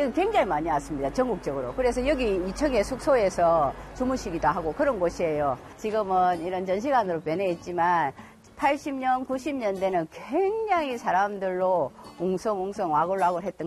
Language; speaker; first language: Korean; native; Korean